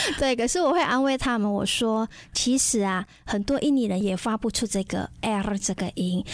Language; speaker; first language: Chinese; non-native, fluent; Indonesian